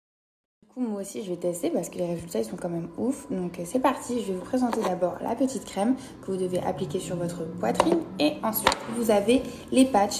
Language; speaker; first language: French; native; French